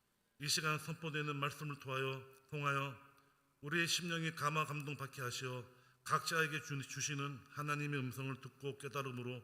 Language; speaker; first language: Korean; native; Korean